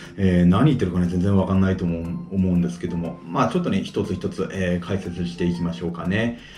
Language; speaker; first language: Japanese; native; Japanese